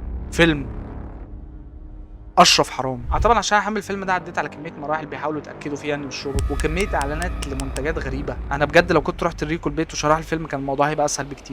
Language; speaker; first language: Arabic; native; Arabic